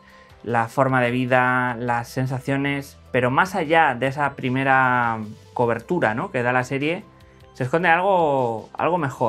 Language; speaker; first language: Spanish; native; Spanish